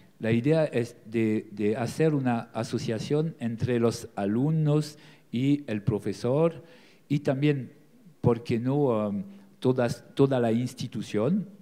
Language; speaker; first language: Spanish; non-native, learner; French